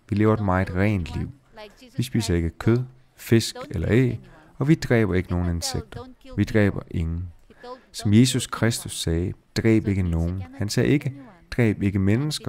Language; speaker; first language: Danish; native; Danish